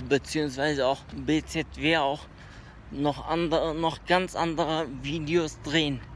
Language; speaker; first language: German; early bilingual, other home language; Turkish